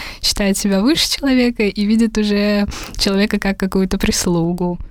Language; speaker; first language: Russian; native; Russian